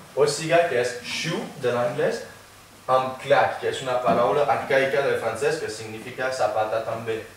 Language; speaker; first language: Catalan; non-native, fluent; French